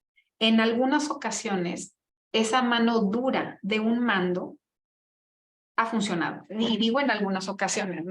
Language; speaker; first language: Spanish; native; Spanish